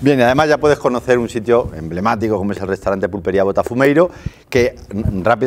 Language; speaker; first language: Spanish; native; Spanish